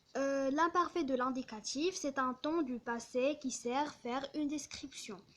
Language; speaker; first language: French; non-native, local second language; Arabic